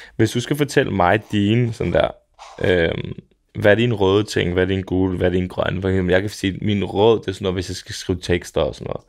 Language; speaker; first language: Danish; early bilingual, other home language; Serbian